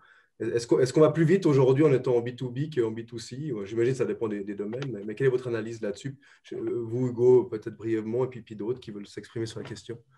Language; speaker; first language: French; native; French